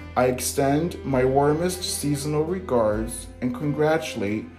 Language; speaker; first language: English; native; English